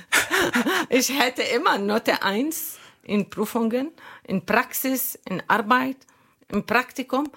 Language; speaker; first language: German; non-native, learner; Arabic